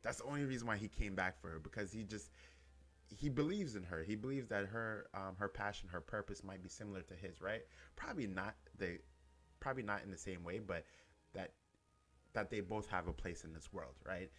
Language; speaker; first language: English; native; English